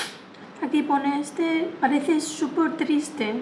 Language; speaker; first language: Spanish; non-native, learner; Chinese